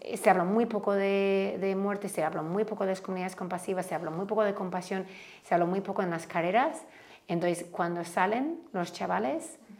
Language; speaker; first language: Spanish; non-native, fluent; English